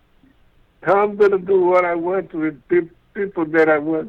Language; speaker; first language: English; non-native, fluent; Portuguese